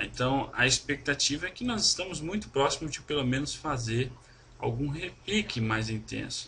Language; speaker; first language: Portuguese; native; Portuguese